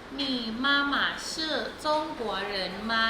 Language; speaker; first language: Chinese; non-native, fluent; Thai